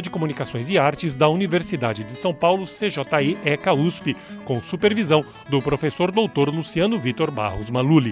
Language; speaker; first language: Portuguese; native; Portuguese